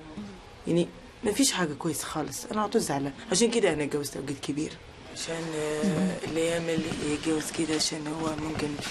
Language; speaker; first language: Arabic; non-native, local second language; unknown